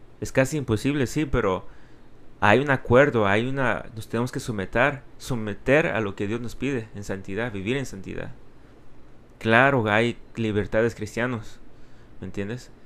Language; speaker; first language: Spanish; early bilingual, heritage; Spanish